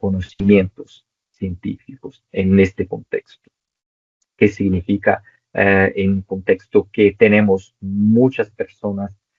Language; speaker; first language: Spanish; non-native, local second language; Portuguese